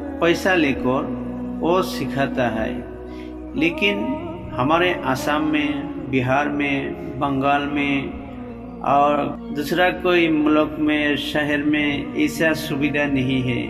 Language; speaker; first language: Hindi; non-native, local second language; Bangla